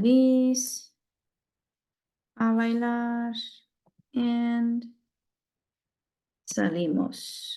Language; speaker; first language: Spanish; non-native, fluent; English